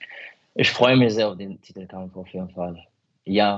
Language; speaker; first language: German; non-native, fluent; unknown